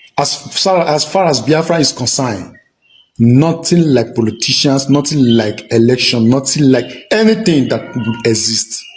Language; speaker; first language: Nigerian Pidgin; non-native, local second language; Igbo